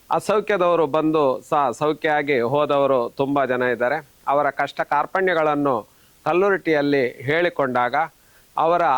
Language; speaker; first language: Kannada; native; Kannada